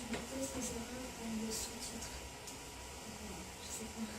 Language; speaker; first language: French; non-native, learner; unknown